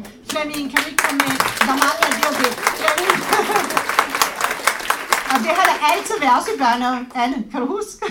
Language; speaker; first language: Danish; non-native, fluent; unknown